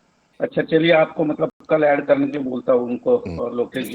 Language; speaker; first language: Hindi; native; Hindi